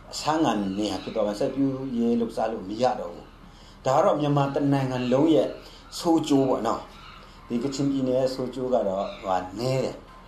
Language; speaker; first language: Burmese; non-native, local second language; Kachin